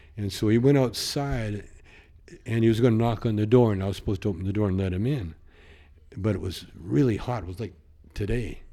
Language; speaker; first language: English; native; English